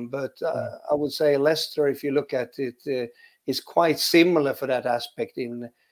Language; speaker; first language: English; non-native, fluent; Swedish